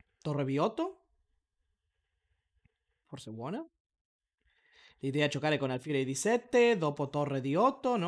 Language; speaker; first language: Italian; non-native, learner; Spanish